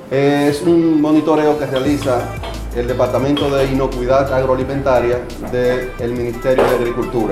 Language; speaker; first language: Spanish; native; Spanish